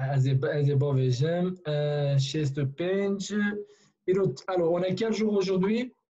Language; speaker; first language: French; non-native, fluent; Kurdish